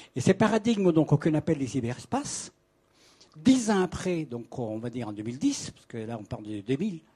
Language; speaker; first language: French; non-native, fluent; Spanish